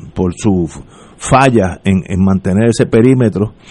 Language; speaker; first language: Spanish; early bilingual, heritage; Spanish